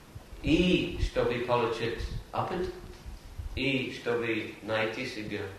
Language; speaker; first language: Russian; non-native, fluent; English